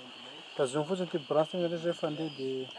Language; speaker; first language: English; non-native, learner; Malagasy